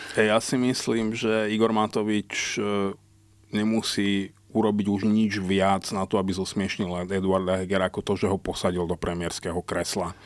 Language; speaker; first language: Slovak; non-native, local second language; Hungarian